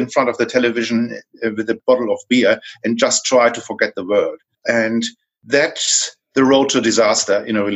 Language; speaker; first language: English; non-native, fluent; German